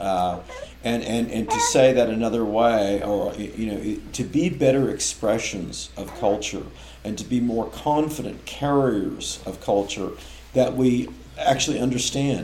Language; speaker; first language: English; native; English